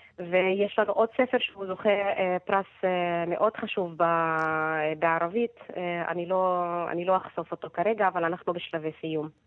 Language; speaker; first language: Hebrew; non-native, local second language; Arabic